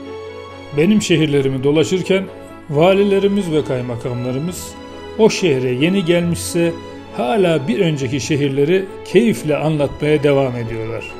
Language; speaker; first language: Turkish; native; Turkish